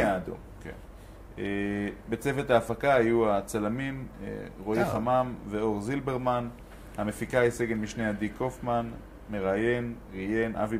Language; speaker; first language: Hebrew; native; Hebrew